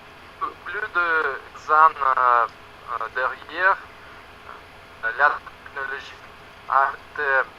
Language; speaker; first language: French; non-native, learner; Russian